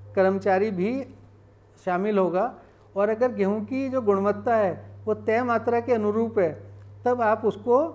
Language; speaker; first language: Hindi; native; Hindi